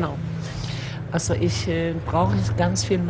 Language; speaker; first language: German; non-native, fluent; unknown